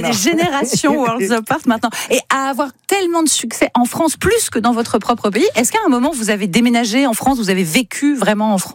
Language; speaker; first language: French; native; French